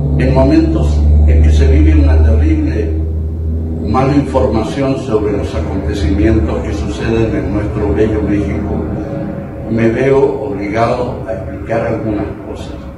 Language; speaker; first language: Spanish; native; Spanish